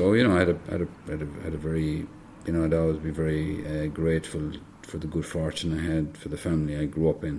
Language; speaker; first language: English; native; English